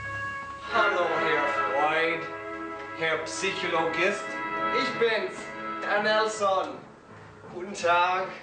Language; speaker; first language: German; non-native, fluent; English